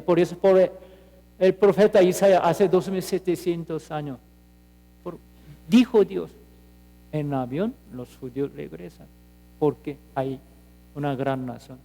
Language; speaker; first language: Spanish; non-native, fluent; Korean